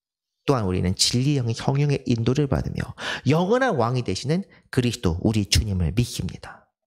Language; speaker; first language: Korean; native; Korean